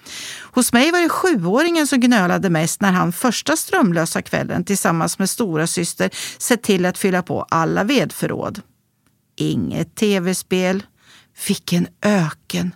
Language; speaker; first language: Swedish; native; Swedish